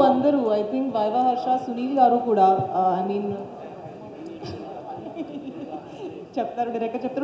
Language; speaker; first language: Telugu; non-native, fluent; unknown